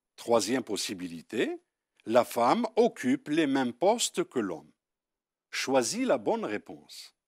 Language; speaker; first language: French; non-native, local second language; Arabic